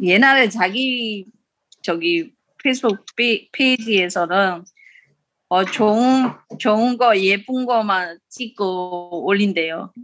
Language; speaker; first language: Korean; non-native, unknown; Burmese